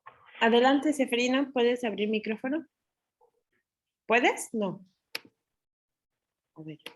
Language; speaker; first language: Spanish; native; Spanish